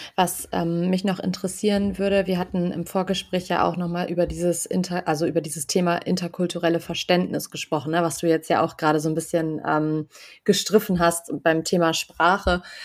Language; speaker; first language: German; native; German